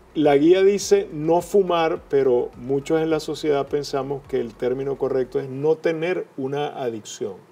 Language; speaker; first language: Spanish; native; Spanish